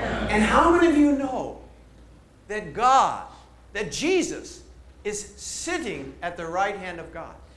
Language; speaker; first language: English; native; English